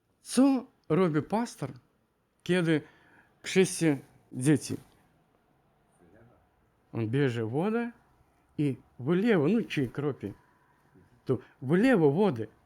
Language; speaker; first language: Ukrainian; non-native, learner; Russian